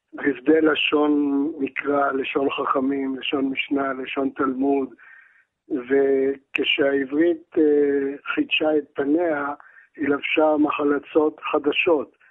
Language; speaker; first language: Hebrew; early bilingual, other home language; Arabic